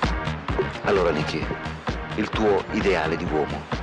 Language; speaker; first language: Italian; native; Italian